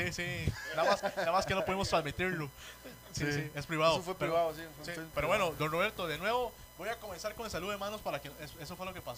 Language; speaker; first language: Spanish; native; Spanish